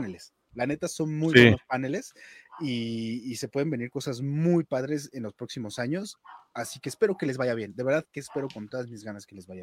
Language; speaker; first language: Spanish; native; Spanish